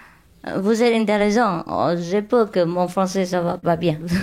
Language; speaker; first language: French; non-native, learner; Chinese